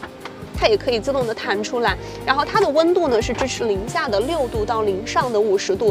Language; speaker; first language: Chinese; native; Chinese